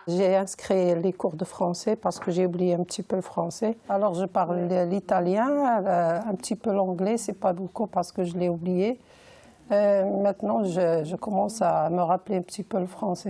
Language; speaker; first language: French; non-native, learner; Arabic